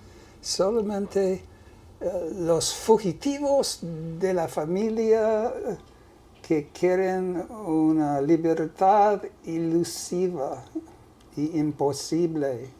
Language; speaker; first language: Spanish; non-native, learner; English